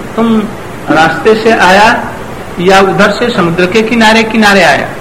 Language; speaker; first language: Hindi; non-native, local second language; Bangla